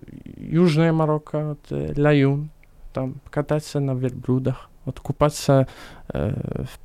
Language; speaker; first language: Russian; non-native, fluent; Arabic